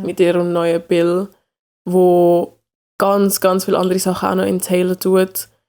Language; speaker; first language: German; early bilingual, other home language; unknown